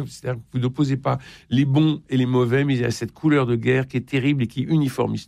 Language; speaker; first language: French; native; French